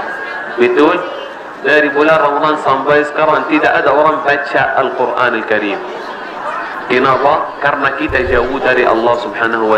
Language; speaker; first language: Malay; non-native, learner; Arabic